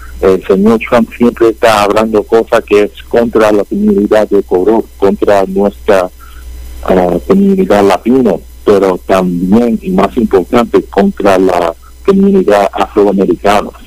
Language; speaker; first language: Spanish; early bilingual, heritage; Spanish